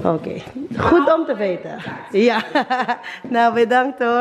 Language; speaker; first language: Dutch; non-native, learner; Filipino